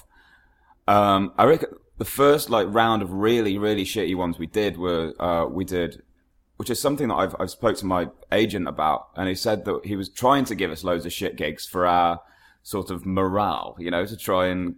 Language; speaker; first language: English; native; English